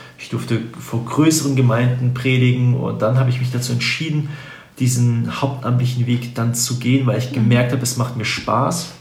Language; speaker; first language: German; native; German